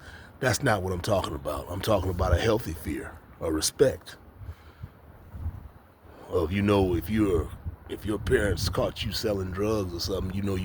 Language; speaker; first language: English; native; English